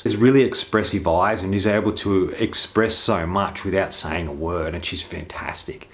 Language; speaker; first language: English; native; English